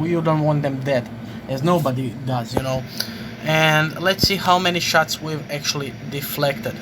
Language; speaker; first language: English; non-native, fluent; Croatian